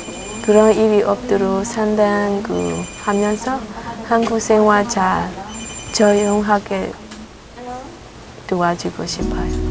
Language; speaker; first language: Korean; non-native, learner; Burmese